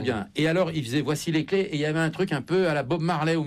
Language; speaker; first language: French; native; French